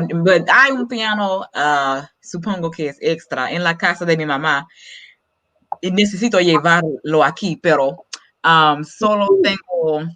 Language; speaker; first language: Spanish; non-native, learner; English